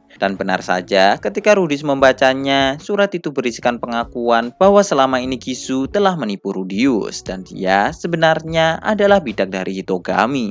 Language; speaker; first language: Indonesian; native; Indonesian